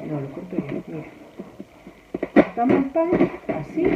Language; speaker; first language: Spanish; native; Spanish